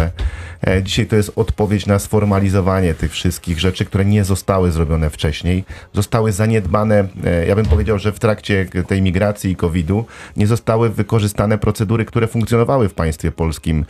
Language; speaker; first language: Polish; native; Polish